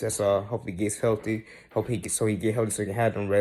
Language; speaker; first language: English; native; English